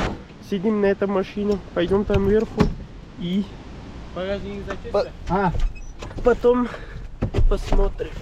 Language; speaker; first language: Russian; non-native, learner; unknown